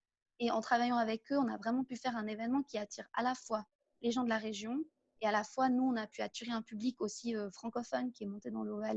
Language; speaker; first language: French; native; French